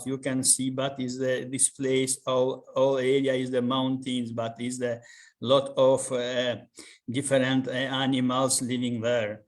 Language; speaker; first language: English; non-native, learner; Albanian